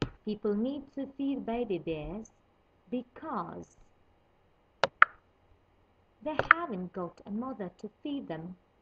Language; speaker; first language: English; non-native, fluent; Lithuanian